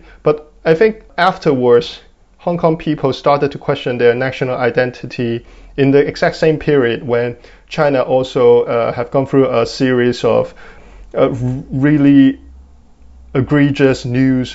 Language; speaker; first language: English; non-native, local second language; Cantonese